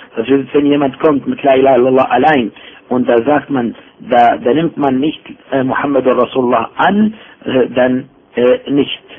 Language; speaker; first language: German; non-native, fluent; Arabic